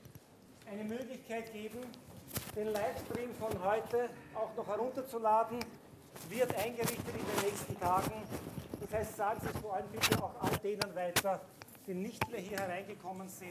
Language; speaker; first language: German; native; German